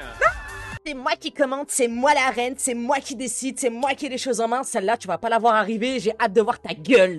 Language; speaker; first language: French; native; French